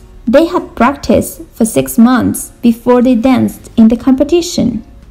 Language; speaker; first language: English; non-native, fluent; Spanish